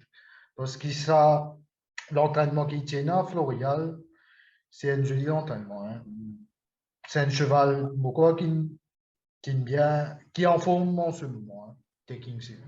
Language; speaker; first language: French; non-native, local second language; Morisyen